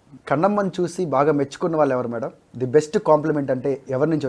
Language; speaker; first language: Telugu; native; Telugu